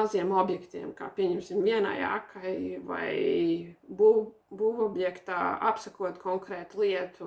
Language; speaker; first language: Latvian; native; Latvian